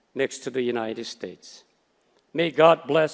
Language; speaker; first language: English; non-native, fluent; Korean